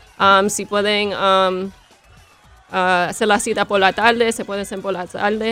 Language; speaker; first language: Spanish; early bilingual, heritage; Spanish